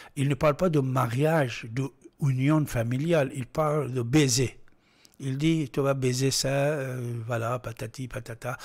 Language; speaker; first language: French; non-native, fluent; Persian